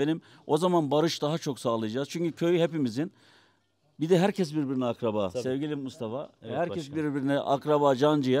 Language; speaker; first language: Turkish; native; Turkish